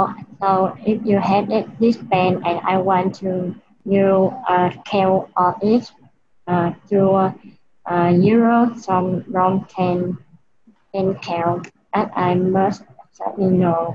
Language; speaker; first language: English; non-native, learner; Vietnamese